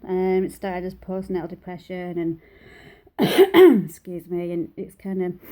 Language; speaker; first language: English; native; English